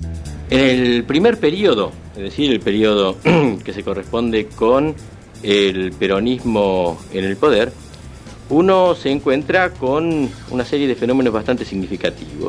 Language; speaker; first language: Spanish; native; Spanish